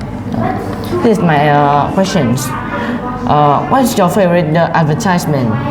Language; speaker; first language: English; non-native, learner; Vietnamese